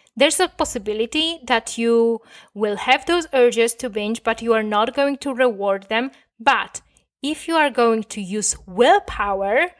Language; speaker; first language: English; non-native, fluent; Polish